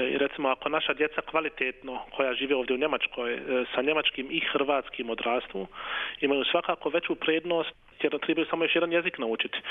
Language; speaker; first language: Croatian; early bilingual, heritage; Croatian